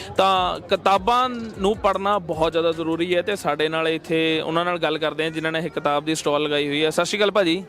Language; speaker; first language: Punjabi; native; Punjabi